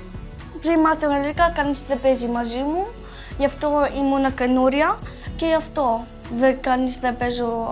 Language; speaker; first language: Greek; non-native, learner; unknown